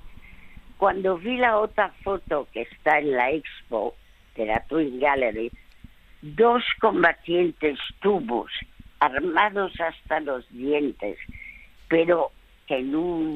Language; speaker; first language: Spanish; early bilingual, other home language; French